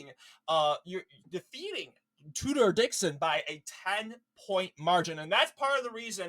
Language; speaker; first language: English; native; English